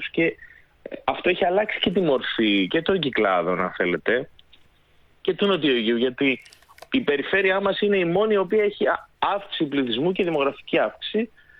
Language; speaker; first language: Greek; native; Greek